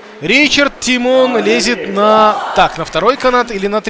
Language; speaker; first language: Russian; native; Russian